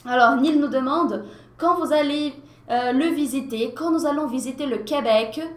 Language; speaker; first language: French; non-native, fluent; Portuguese